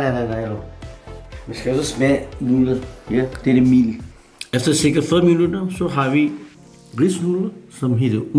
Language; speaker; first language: Danish; non-native, fluent; Chinese